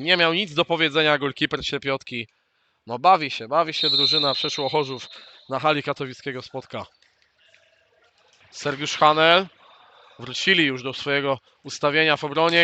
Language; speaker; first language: Polish; native; Polish